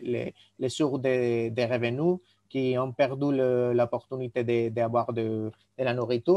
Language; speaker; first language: French; non-native, fluent; Spanish